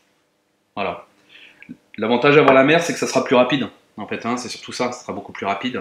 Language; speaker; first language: French; native; French